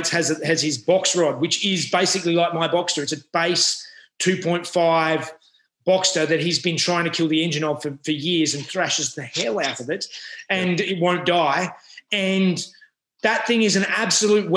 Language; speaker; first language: English; native; English